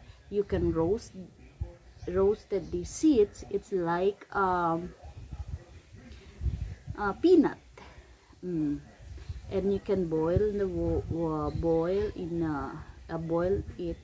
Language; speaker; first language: English; non-native, local second language; Chavacano